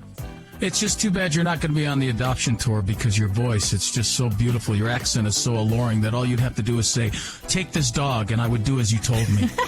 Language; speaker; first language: English; native; English